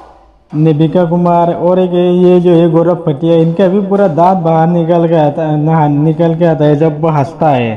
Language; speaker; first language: Hindi; non-native, local second language; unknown